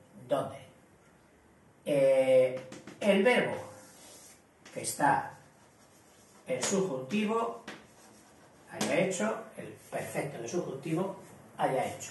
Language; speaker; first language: Spanish; native; Spanish